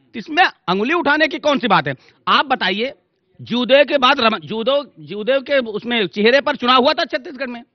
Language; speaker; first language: Hindi; native; Hindi